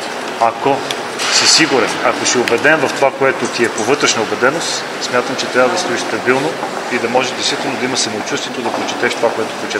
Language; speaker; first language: Bulgarian; native; Bulgarian